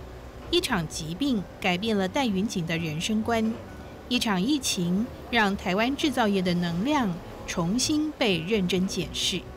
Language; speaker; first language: Chinese; native; Chinese